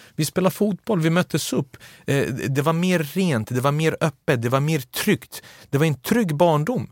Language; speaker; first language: Swedish; early bilingual, other home language; Serbian